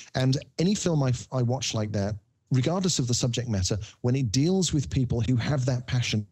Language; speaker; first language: English; native; English